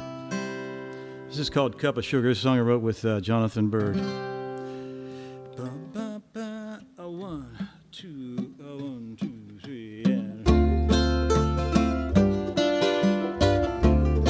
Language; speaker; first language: English; native; English